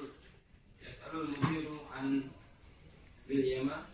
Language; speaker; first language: Arabic; non-native, learner; Indonesian